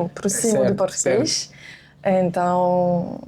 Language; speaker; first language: Portuguese; non-native, learner; French